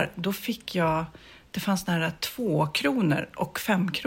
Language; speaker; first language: Swedish; native; Swedish